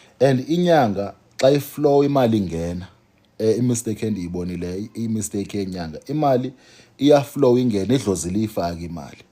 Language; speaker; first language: Zulu; non-native, local second language; Xhosa